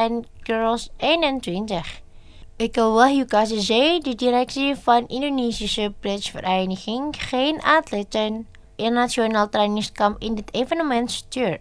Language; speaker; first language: Dutch; non-native, fluent; Indonesian